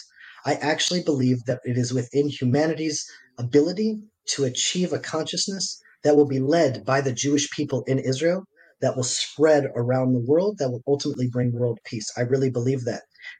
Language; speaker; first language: English; native; English